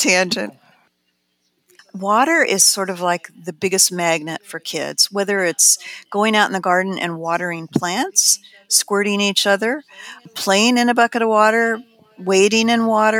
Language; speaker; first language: English; native; English